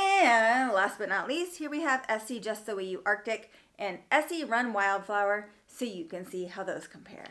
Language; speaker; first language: English; native; English